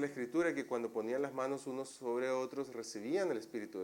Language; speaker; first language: Spanish; native; Spanish